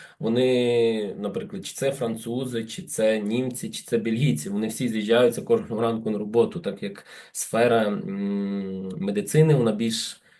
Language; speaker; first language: Ukrainian; native; Ukrainian